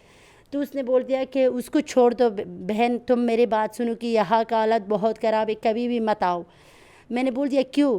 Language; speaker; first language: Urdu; non-native, learner; Persian